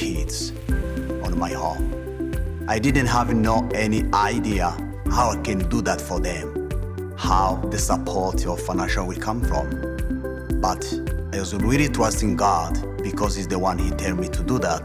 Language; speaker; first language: English; non-native, local second language; Kinyarwanda